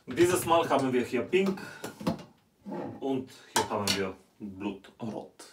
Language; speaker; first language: German; non-native, fluent; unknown